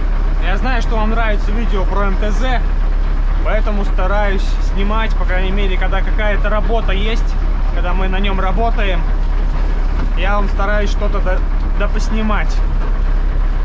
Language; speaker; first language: Russian; native; Russian